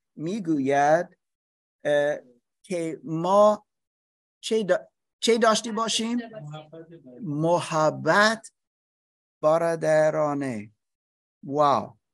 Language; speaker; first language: Persian; non-native, learner; English